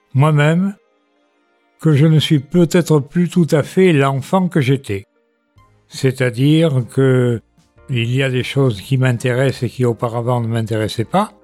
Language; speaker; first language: French; native; French